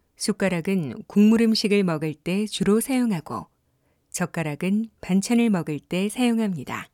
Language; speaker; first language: Korean; non-native, learner; Thai